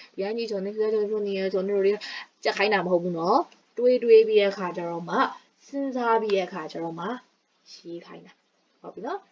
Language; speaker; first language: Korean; non-native, fluent; Burmese